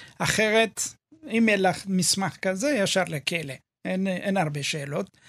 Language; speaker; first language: Hebrew; early bilingual, other home language; Amharic